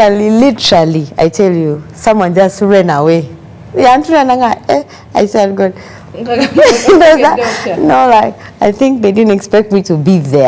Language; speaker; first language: English; non-native, local second language; Ganda